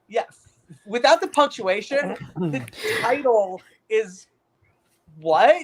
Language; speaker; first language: English; native; English